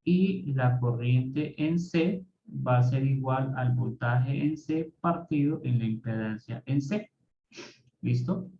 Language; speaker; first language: Spanish; native; Spanish